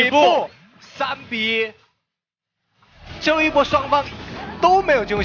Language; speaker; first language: Chinese; native; Chinese